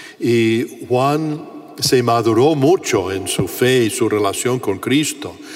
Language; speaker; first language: Spanish; non-native, fluent; English